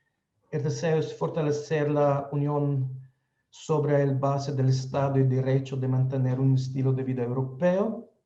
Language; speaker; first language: Spanish; non-native, fluent; Slovenian